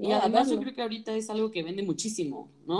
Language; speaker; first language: Spanish; native; Spanish